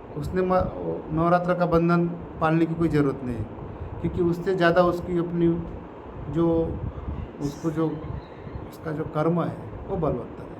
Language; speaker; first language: Hindi; non-native, local second language; Marathi